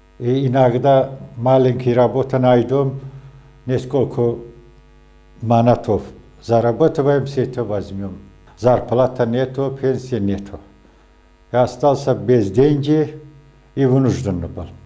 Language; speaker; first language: Russian; non-native, local second language; Azerbaijani